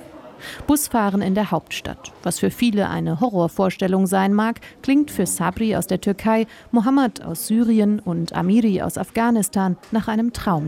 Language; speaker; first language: German; native; German